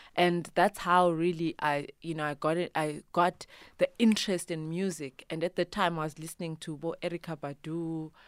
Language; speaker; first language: English; non-native, local second language; North Ndebele